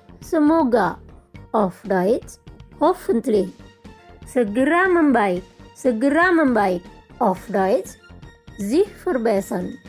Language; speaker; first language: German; non-native, fluent; Indonesian